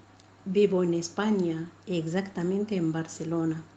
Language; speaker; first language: Spanish; non-native, fluent; Arabic